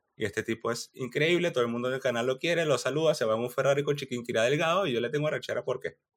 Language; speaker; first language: Spanish; native; Spanish